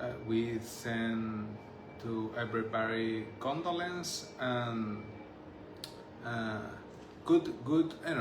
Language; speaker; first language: English; non-native, learner; Spanish